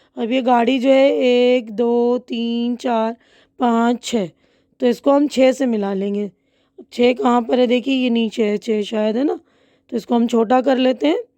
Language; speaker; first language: Hindi; native; Hindi